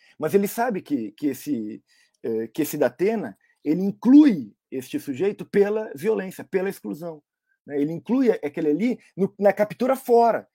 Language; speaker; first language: Portuguese; native; Portuguese